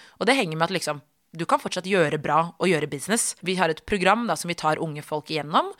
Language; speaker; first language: Norwegian; early bilingual, other home language; Tigrinya